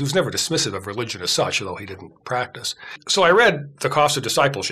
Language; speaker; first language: English; native; English